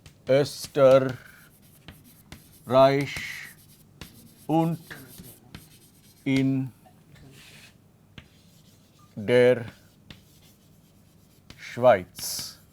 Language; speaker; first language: German; non-native, fluent; Marathi